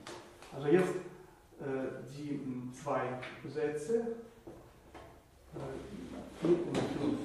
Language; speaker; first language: German; non-native, fluent; Russian